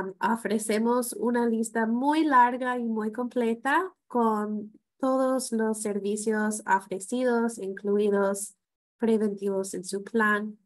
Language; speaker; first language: Spanish; non-native, fluent; English